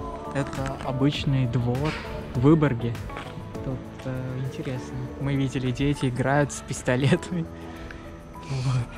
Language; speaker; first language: Russian; non-native, learner; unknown